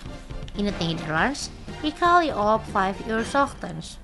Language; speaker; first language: Dutch; non-native, fluent; Indonesian